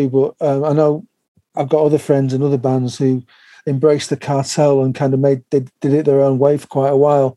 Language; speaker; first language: English; native; English